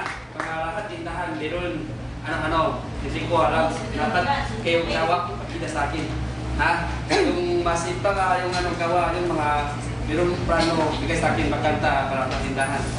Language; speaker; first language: Filipino; non-native, learner; Malay